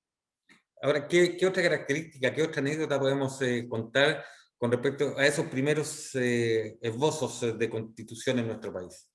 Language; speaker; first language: Spanish; native; Spanish